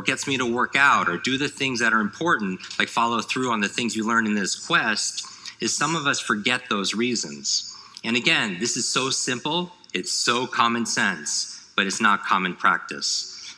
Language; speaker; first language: English; native; English